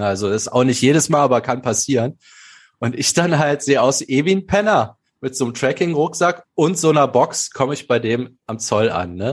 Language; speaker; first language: German; native; German